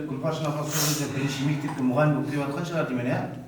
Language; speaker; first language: Kazakh; native; Kazakh